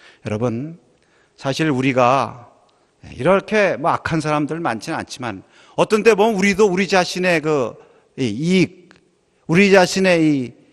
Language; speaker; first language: Korean; native; Korean